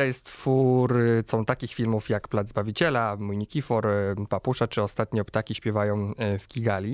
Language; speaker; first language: Polish; native; Polish